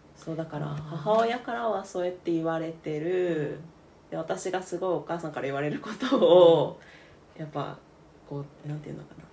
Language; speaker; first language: Japanese; early bilingual, other home language; Chinese